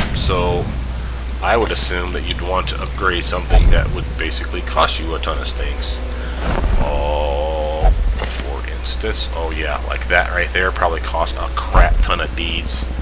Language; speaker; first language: English; native; English